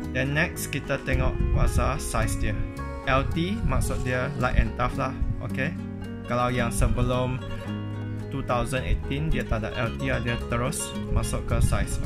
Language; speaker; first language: Malay; native; Malay